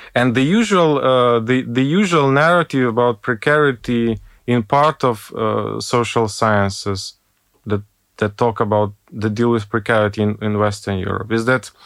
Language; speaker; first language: English; non-native, fluent; Ukrainian